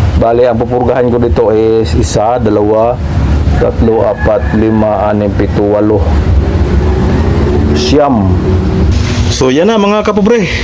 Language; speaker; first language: Filipino; non-native, local second language; Cebuano